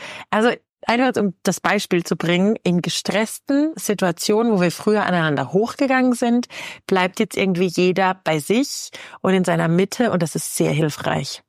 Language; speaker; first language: German; native; German